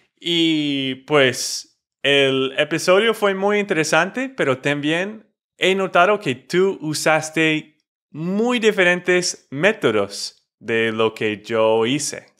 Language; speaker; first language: Spanish; non-native, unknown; English